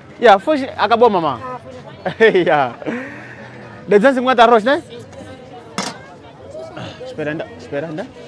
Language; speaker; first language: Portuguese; non-native, learner; Vietnamese